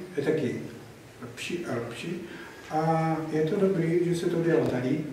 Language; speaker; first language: Czech; non-native, learner; Bulgarian